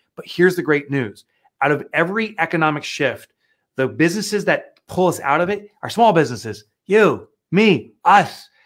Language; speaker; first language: English; native; English